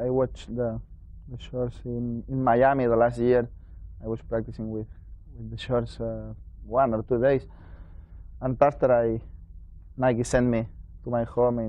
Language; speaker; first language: English; non-native, learner; Spanish